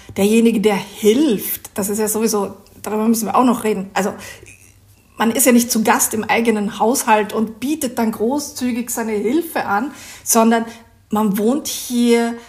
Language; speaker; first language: German; native; German